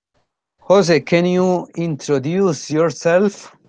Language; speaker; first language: English; non-native, fluent; Spanish